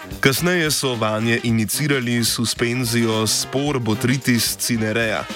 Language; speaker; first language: Slovenian; native; Slovenian